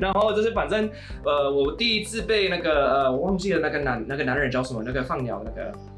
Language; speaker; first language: Chinese; non-native, fluent; English